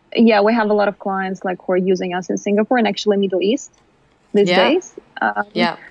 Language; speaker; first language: English; non-native, fluent; Ukrainian